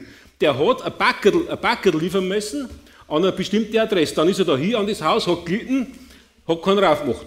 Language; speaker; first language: German; native; German